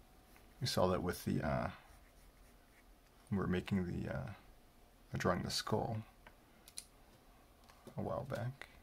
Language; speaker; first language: English; native; English